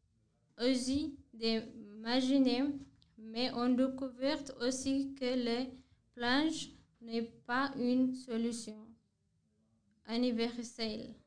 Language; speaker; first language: French; non-native, learner; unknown